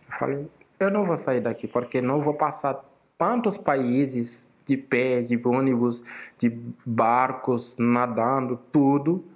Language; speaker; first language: Portuguese; non-native, fluent; Wolof